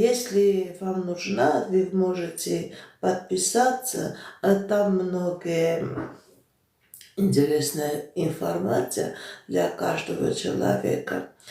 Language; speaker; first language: Russian; non-native, local second language; Armenian